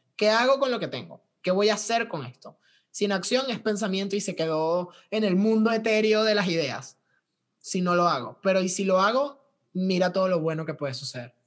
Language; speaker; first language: Spanish; native; Spanish